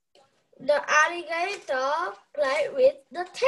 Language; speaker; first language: English; non-native, learner; Vietnamese